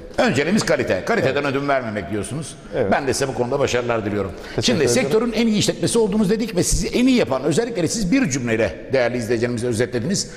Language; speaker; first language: Turkish; native; Turkish